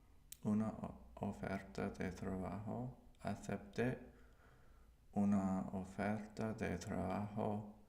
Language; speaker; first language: Spanish; non-native, learner; English